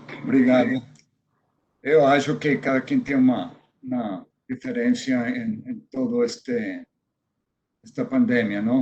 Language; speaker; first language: Portuguese; non-native, fluent; Spanish